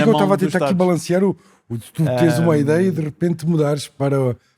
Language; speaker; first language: Portuguese; native; Portuguese